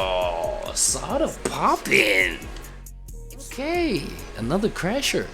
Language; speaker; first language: English; native; English